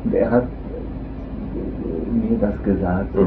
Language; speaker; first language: German; non-native, local second language; French